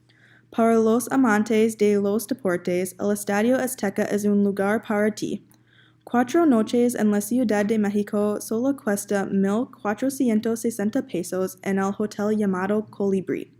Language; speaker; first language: Spanish; non-native, learner; English